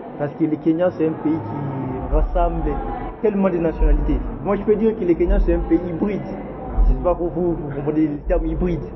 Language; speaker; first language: French; non-native, local second language; Lingala